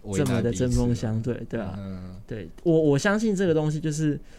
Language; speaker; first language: Chinese; non-native, local second language; Min Nan Chinese